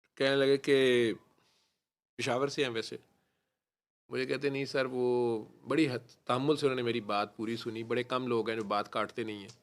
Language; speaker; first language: Urdu; non-native, local second language; Punjabi